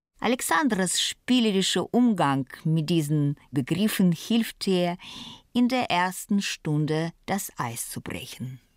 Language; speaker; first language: German; non-native, fluent; Russian